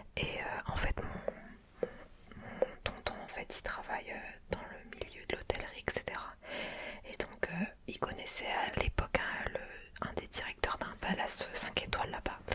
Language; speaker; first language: French; early bilingual, other home language; Vietnamese